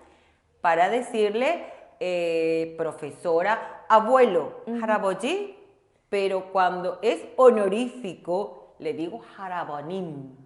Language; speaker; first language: Spanish; non-native, local second language; Korean